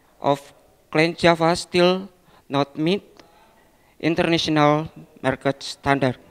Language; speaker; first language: English; non-native, learner; Indonesian